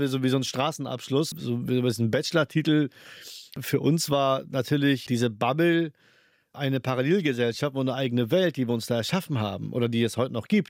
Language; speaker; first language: German; early bilingual, other home language; Urdu